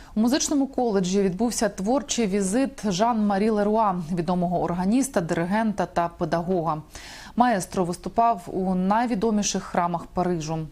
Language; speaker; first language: Ukrainian; native; Ukrainian